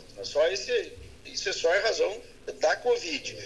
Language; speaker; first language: Portuguese; native; Portuguese